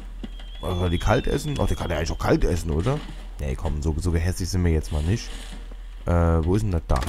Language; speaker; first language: German; native; German